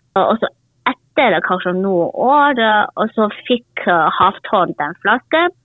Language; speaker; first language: Norwegian; non-native, learner; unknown